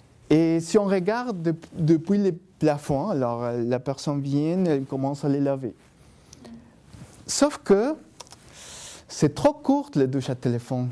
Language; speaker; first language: French; non-native, fluent; Spanish